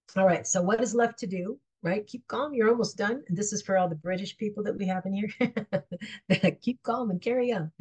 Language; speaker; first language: English; native; English